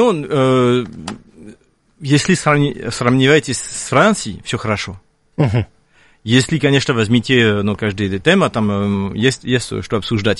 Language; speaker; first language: Russian; non-native, fluent; French